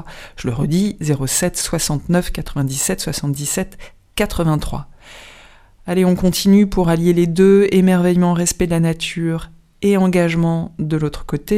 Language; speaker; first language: French; native; French